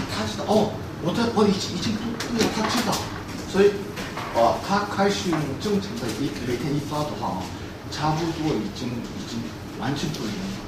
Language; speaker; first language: Chinese; non-native, fluent; Korean